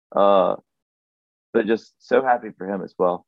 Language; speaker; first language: English; native; English